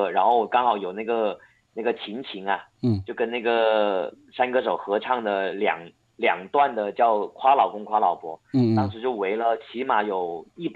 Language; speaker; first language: Chinese; non-native, local second language; Hakka Chinese